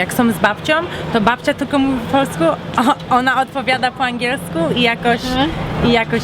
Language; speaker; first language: Polish; early bilingual, heritage; Polish